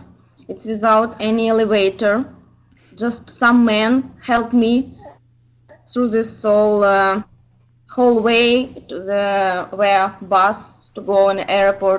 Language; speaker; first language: English; non-native, learner; Ukrainian